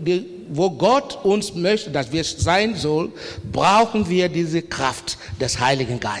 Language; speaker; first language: German; non-native, learner; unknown